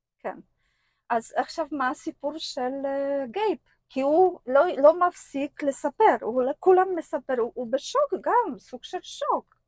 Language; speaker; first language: Hebrew; non-native, fluent; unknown